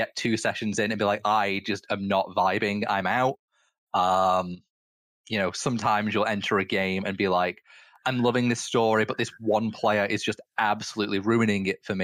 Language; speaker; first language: English; native; English